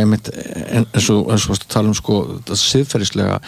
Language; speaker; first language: Icelandic; native; Icelandic